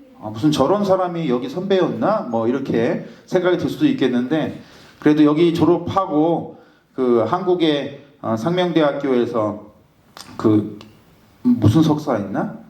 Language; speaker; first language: Korean; native; Korean